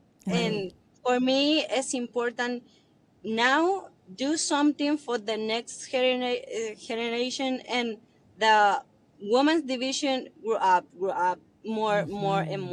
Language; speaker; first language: English; non-native, learner; Spanish